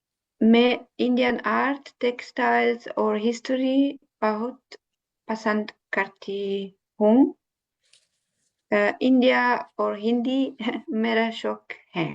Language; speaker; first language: Hindi; non-native, learner; Italian